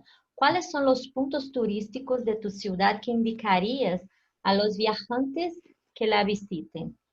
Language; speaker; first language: Spanish; non-native, fluent; Portuguese